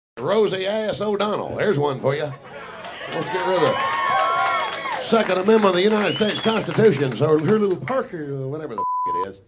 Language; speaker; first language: English; native; English